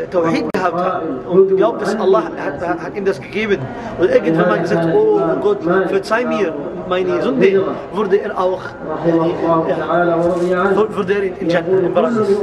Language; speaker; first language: German; non-native, learner; Arabic